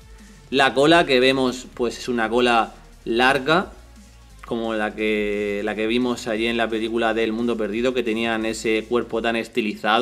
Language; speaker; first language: Spanish; native; Spanish